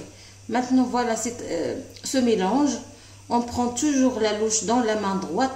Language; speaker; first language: French; non-native, local second language; Arabic